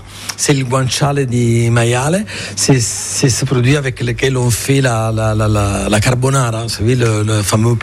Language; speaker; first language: French; non-native, fluent; Italian